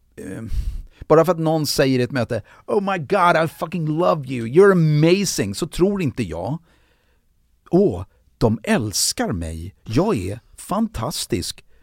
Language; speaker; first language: Swedish; native; Swedish